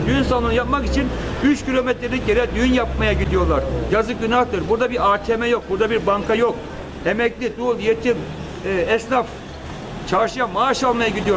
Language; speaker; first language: Turkish; native; Turkish